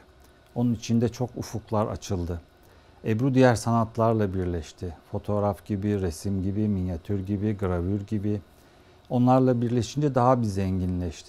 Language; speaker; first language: Turkish; native; Turkish